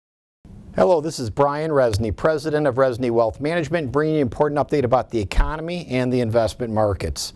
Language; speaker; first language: English; native; English